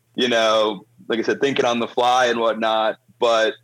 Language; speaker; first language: English; native; English